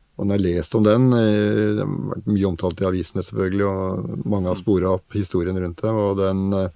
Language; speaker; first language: Norwegian; native; Norwegian